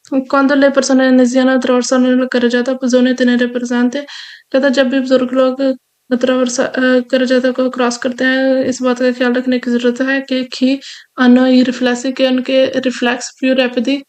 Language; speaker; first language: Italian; non-native, fluent; Urdu